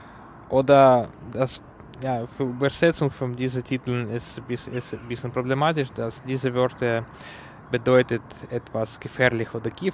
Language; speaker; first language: German; non-native, learner; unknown